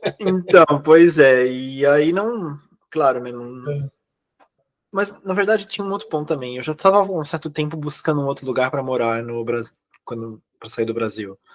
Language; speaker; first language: Portuguese; native; Portuguese